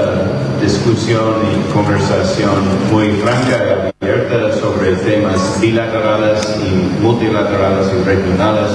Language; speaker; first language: Spanish; non-native, fluent; English